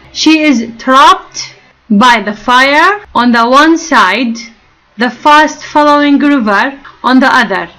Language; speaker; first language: English; non-native, fluent; Arabic